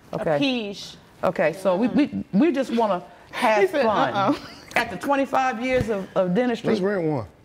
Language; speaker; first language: English; native; English